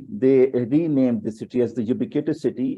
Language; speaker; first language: English; non-native, local second language; Malay